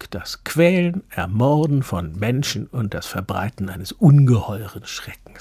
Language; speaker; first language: German; native; German